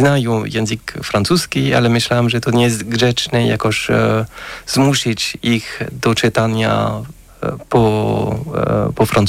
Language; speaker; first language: Polish; non-native, fluent; French